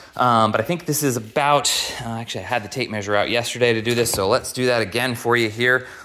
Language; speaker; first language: English; native; English